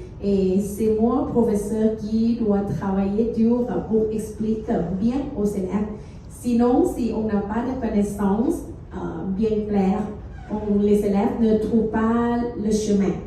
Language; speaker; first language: French; non-native, fluent; Thai